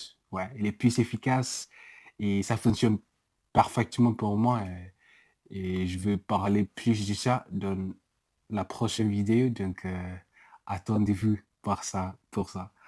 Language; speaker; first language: French; non-native, learner; English